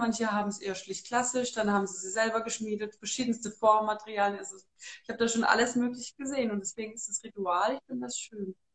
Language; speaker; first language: German; native; German